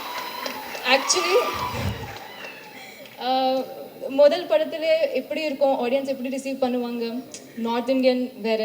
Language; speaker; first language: Tamil; non-native, local second language; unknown